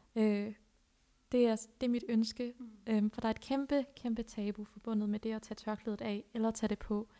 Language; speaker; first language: Danish; early bilingual, other home language; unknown